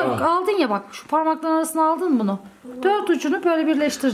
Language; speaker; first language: Turkish; native; Turkish